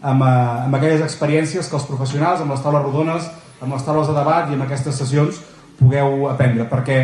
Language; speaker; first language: Catalan; native; Catalan